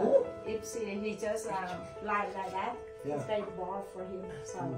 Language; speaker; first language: English; non-native, learner; Vietnamese